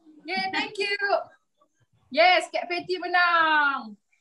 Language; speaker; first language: English; non-native, local second language; Malay